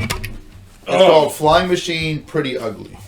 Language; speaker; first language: English; native; English